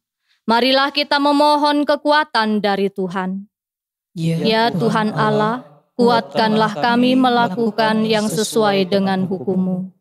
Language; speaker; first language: Indonesian; native; Indonesian